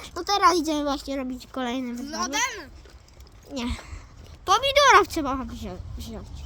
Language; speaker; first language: Polish; native; Polish